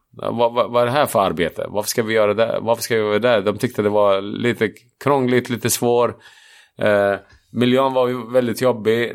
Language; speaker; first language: Swedish; non-native, fluent; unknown